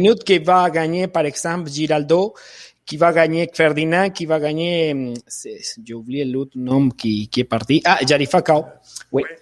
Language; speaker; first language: French; non-native, fluent; Spanish